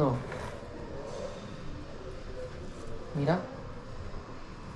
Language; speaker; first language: Spanish; non-native, learner; English